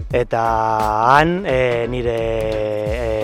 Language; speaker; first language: Basque; non-native, learner; Spanish